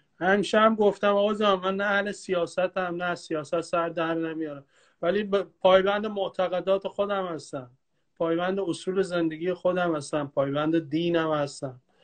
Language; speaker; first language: Persian; non-native, local second language; Kurdish